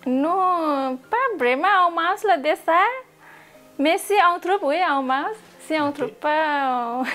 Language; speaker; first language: French; non-native, learner; Nepali